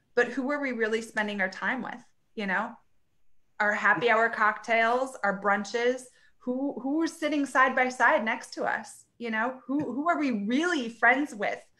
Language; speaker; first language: English; native; English